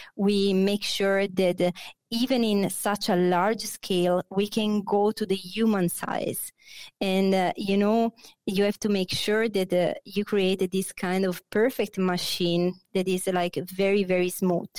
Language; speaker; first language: English; non-native, fluent; Italian